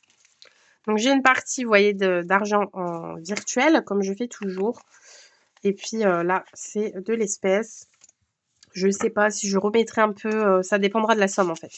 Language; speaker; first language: French; native; French